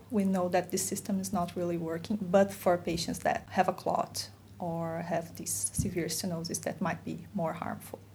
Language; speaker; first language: English; non-native, fluent; Portuguese